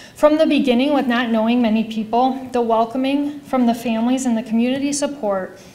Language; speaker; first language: English; native; English